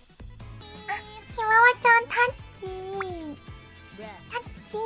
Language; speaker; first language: Japanese; native; Japanese